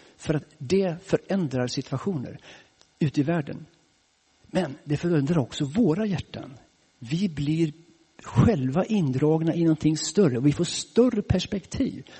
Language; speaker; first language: Swedish; native; Swedish